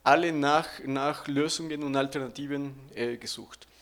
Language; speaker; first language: German; non-native, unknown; Spanish